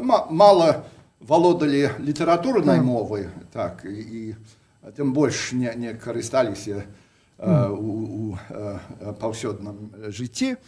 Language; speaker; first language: Belarusian; non-native, fluent; English